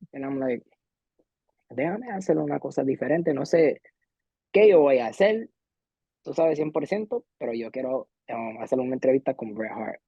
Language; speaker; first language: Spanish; early bilingual, heritage; Spanish